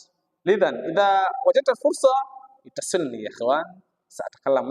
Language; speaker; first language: Arabic; non-native, fluent; Swahili